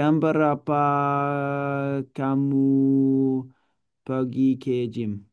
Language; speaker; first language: Indonesian; non-native, learner; English